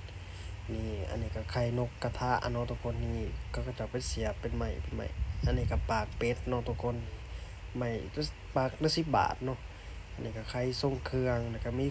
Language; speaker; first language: Thai; non-native, local second language; Lao